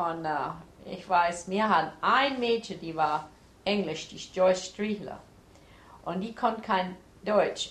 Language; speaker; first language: German; early bilingual, heritage; German